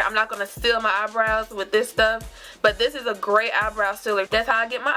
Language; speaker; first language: English; native; English